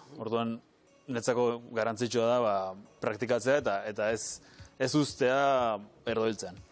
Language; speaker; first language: Basque; native; Basque